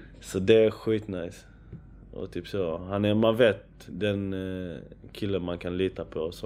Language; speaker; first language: Swedish; early bilingual, other home language; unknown